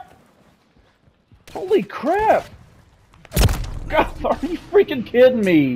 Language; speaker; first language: English; native; English